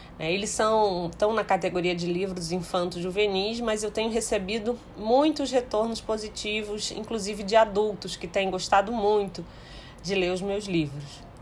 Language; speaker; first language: Portuguese; early bilingual, heritage; Portuguese